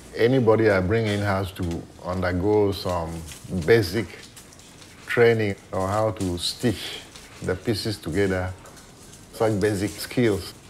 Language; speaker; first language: English; non-native, local second language; Ewe